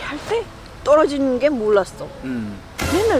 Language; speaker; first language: Korean; non-native, fluent; Filipino